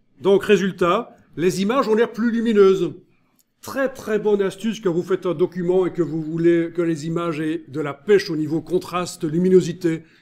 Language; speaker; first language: French; native; French